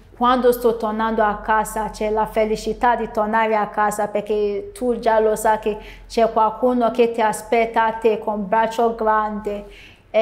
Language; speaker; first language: Italian; non-native, learner; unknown